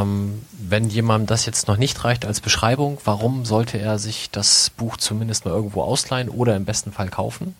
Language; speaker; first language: German; native; German